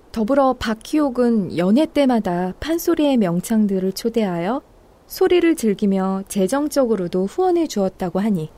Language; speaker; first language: Korean; native; Korean